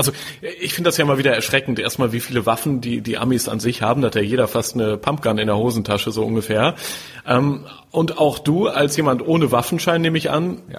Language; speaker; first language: German; native; German